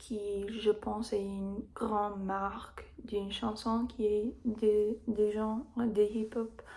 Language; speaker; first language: French; non-native, learner; English